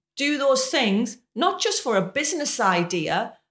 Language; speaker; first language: English; native; English